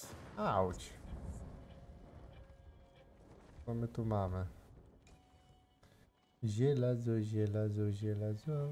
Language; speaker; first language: Polish; native; Polish